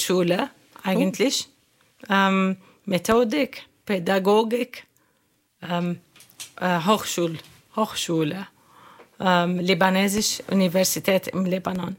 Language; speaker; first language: German; non-native, learner; Arabic